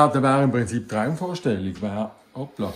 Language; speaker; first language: German; native; German